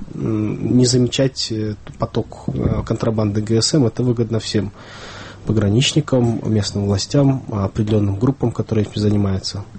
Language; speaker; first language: Russian; non-native, local second language; Kyrgyz